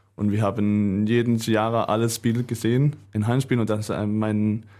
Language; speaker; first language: German; non-native, learner; Danish